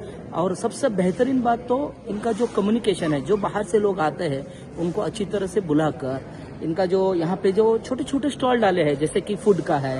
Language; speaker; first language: Hindi; non-native, local second language; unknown